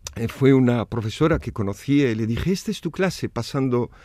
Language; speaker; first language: Spanish; non-native, fluent; Arabic